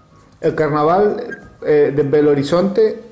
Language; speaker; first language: Portuguese; non-native, learner; Spanish